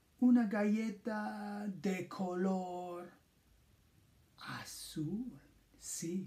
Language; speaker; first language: Spanish; non-native, fluent; English